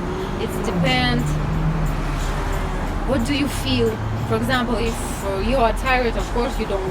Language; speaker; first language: English; non-native, learner; Russian